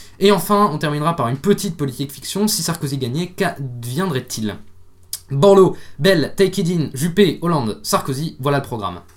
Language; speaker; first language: French; native; French